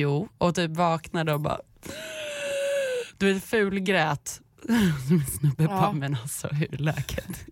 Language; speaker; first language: Swedish; native; Swedish